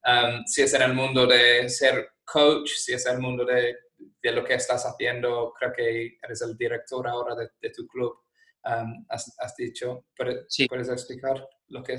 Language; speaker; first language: Spanish; non-native, fluent; English